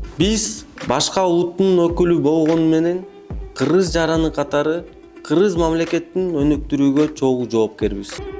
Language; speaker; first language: Kyrgyz; non-native, local second language; Russian